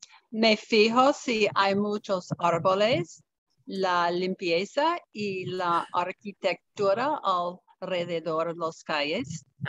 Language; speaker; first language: Spanish; non-native, learner; English